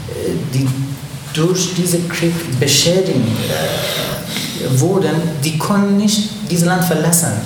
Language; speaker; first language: German; non-native, learner; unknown